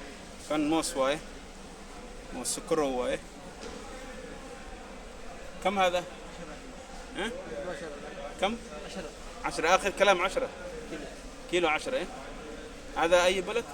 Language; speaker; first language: Arabic; non-native, learner; Somali